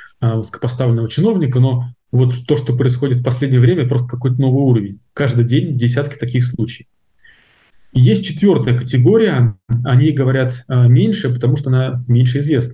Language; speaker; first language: Russian; native; Russian